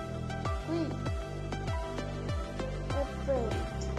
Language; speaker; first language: Italian; early bilingual, other home language; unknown